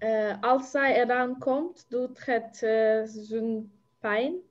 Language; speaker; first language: Dutch; non-native, learner; Turkish